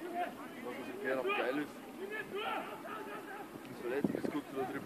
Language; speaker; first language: German; native; German